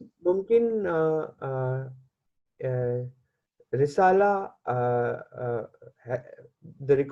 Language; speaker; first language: English; non-native, learner; Hindi